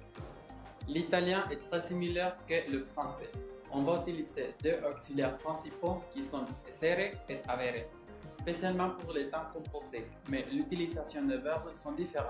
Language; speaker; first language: French; non-native, learner; Spanish